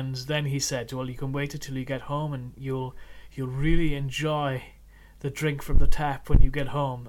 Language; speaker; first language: English; native; English